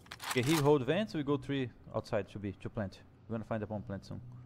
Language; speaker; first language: English; non-native, fluent; Portuguese